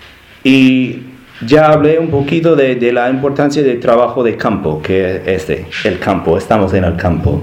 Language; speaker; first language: Spanish; non-native, learner; English